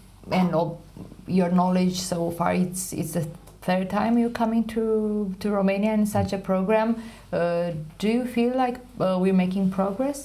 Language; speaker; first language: English; non-native, fluent; Romanian